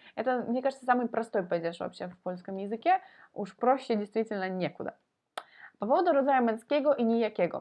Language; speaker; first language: Polish; non-native, fluent; Russian